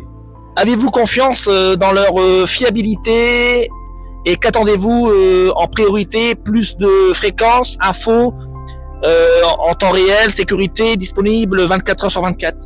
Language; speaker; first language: French; native; French